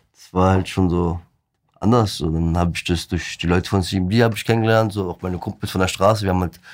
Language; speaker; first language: German; early bilingual, other home language; Turkish